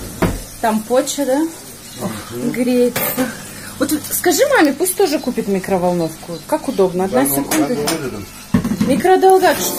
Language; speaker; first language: Russian; native; Russian